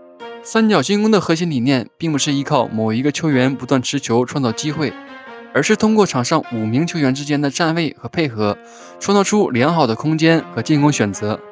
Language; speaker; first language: Chinese; native; Chinese